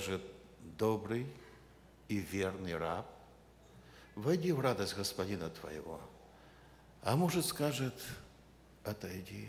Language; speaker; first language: Russian; non-native, local second language; Ukrainian